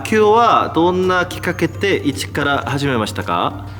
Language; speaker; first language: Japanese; non-native, learner; Korean